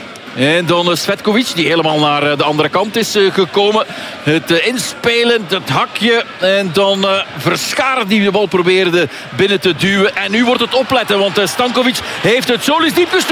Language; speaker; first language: Dutch; native; Dutch